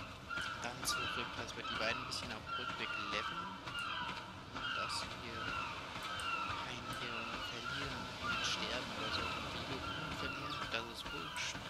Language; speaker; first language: German; native; German